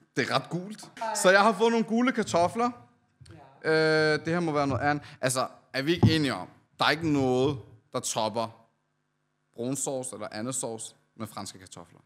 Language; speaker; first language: Danish; early bilingual, other home language; Turkish